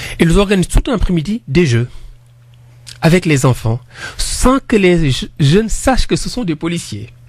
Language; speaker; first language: French; non-native, local second language; Wolof